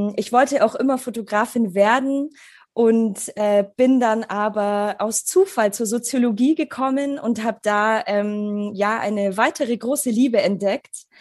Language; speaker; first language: German; early bilingual, other home language; Polish